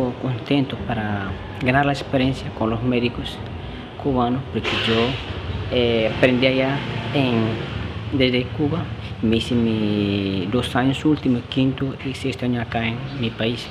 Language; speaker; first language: Spanish; non-native, learner; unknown